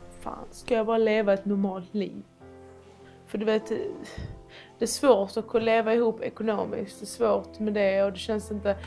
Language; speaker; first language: Swedish; early bilingual, other home language; Persian